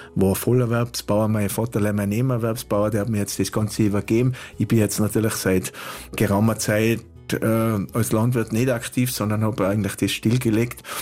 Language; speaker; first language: German; native; German